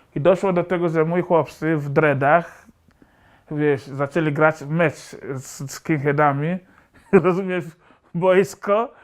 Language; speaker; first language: Polish; non-native, fluent; Igbo